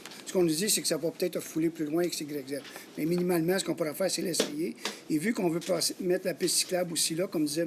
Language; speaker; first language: French; native; French